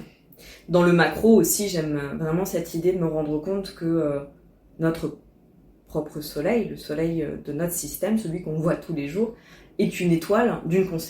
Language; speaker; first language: French; native; French